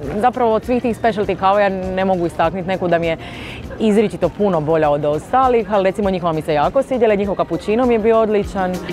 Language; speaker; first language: Croatian; native; Croatian